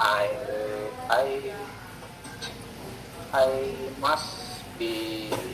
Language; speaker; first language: English; non-native, learner; Indonesian